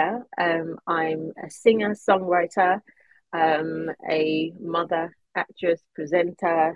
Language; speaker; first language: English; native; English